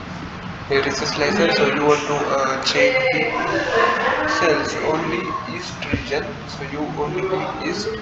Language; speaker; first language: English; non-native, learner; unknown